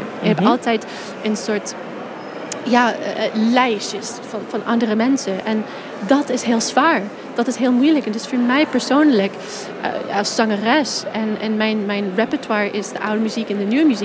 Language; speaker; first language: Dutch; non-native, fluent; English